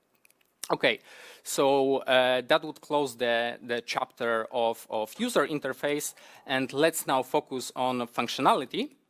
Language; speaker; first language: English; non-native, fluent; Polish